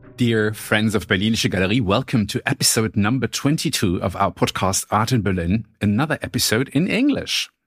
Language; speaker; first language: English; non-native, fluent; German